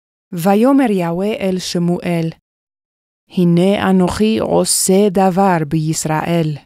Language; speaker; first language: Hebrew; non-native, fluent; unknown